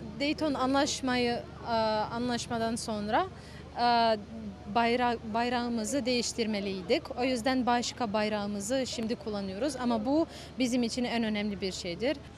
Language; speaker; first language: Turkish; non-native, fluent; Bosnian